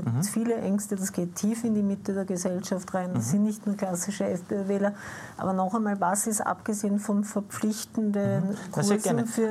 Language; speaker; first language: German; native; German